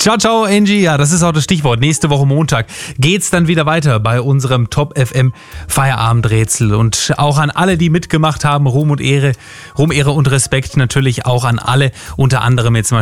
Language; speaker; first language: German; native; German